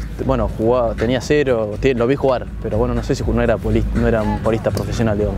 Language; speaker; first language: Spanish; native; Spanish